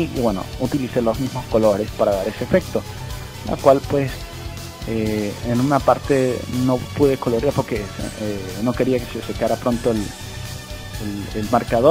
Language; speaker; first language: Spanish; native; Spanish